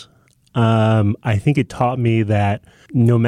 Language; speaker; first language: English; early bilingual, other home language; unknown